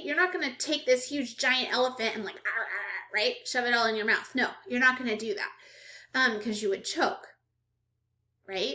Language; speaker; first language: English; native; English